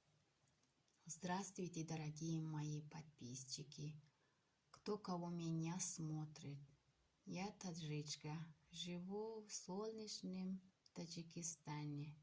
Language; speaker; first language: Russian; non-native, local second language; Tajik